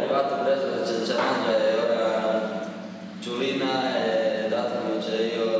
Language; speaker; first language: Italian; non-native, learner; Croatian